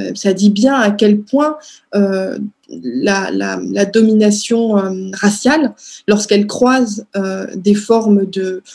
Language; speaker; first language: French; native; French